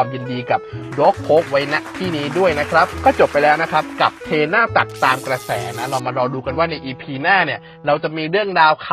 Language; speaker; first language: Thai; native; Thai